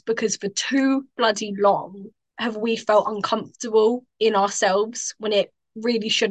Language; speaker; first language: English; native; English